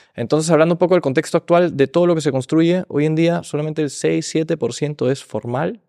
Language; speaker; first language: Spanish; early bilingual, heritage; Spanish